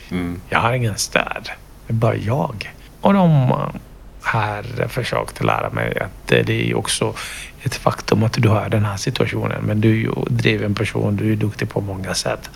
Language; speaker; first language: Swedish; non-native, fluent; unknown